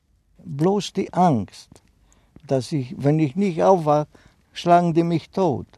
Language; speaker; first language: German; non-native, fluent; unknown